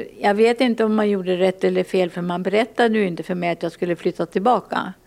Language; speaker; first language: Swedish; early bilingual, other home language; Finnish